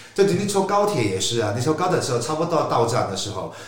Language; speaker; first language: Chinese; non-native, local second language; Cantonese